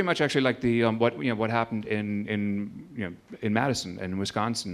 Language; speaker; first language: English; native; English